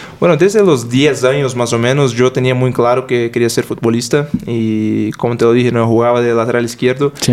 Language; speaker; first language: Spanish; non-native, fluent; Portuguese